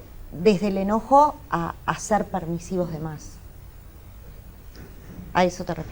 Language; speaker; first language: Spanish; native; Spanish